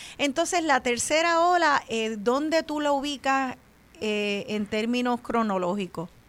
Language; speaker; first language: Spanish; native; Spanish